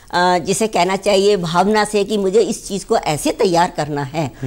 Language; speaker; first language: Hindi; native; Hindi